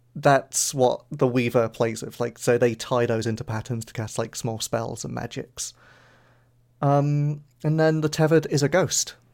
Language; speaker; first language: English; native; English